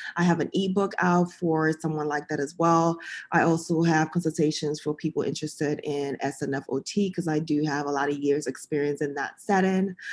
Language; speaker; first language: English; early bilingual, other home language; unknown